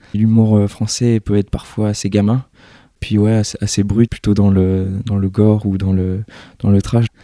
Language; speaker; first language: French; early bilingual, other home language; English